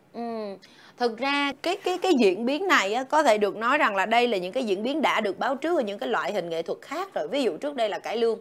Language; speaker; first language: Vietnamese; native; Vietnamese